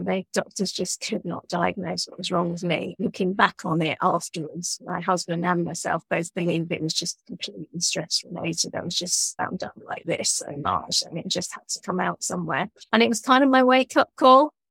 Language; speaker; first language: English; native; English